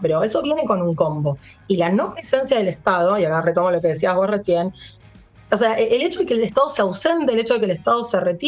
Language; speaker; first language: Spanish; native; Spanish